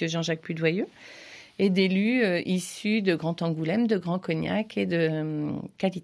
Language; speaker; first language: French; native; French